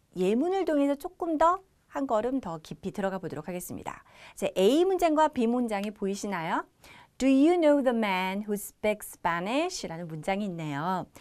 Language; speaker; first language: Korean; native; Korean